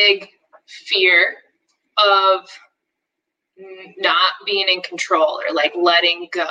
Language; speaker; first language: English; native; English